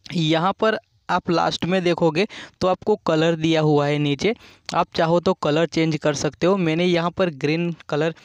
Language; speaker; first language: Hindi; non-native, local second language; Gujarati